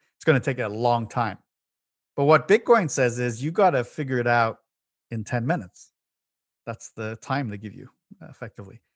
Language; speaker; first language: English; native; English